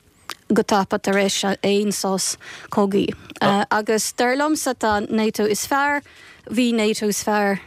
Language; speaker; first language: Irish; non-native, fluent; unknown